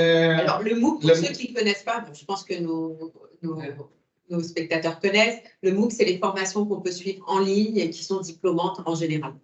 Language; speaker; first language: French; native; French